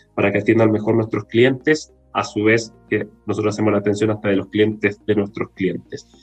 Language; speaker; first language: Spanish; native; Spanish